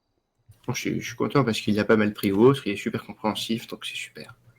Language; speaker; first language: French; native; French